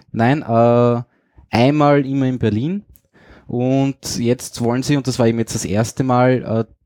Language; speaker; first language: German; native; German